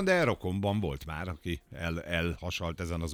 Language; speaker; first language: Hungarian; native; Hungarian